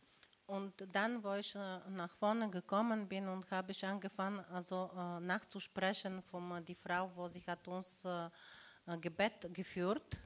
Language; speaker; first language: German; non-native, learner; Bulgarian